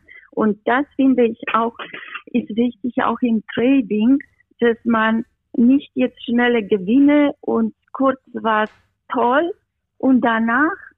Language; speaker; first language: German; non-native, fluent; Romanian